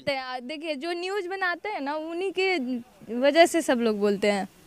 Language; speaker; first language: Hindi; non-native, local second language; Nepali